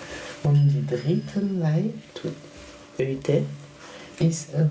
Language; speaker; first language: German; non-native, learner; French